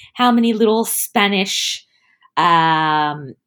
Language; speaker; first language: English; early bilingual, other home language; Italian